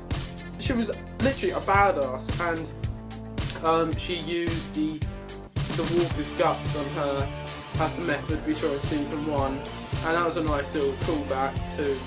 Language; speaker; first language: English; native; English